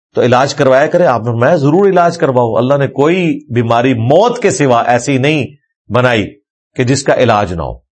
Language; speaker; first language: Urdu; non-native, local second language; Punjabi